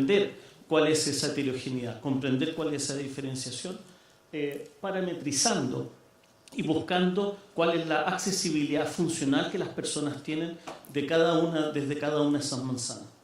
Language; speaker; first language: Spanish; native; Spanish